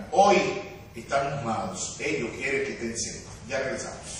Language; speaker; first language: Spanish; native; Spanish